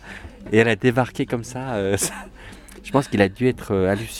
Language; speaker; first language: French; early bilingual, other home language; Arabic